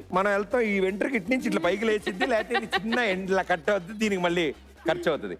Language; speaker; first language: Telugu; native; Telugu